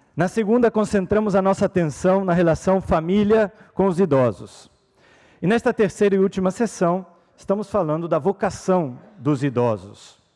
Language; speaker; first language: Portuguese; native; Portuguese